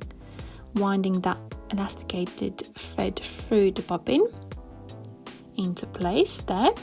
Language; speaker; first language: English; non-native, fluent; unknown